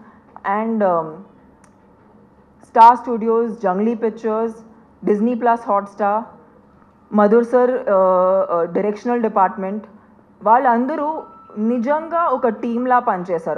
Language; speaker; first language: Telugu; non-native, fluent; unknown